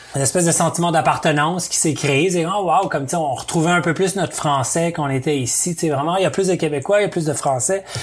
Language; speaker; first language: French; native; French